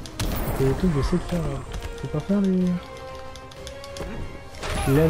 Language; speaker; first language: French; native; French